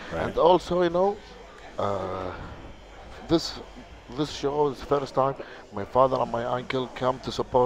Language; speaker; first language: English; non-native, learner; Arabic